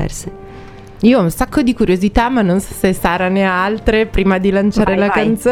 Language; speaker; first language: Italian; native; Italian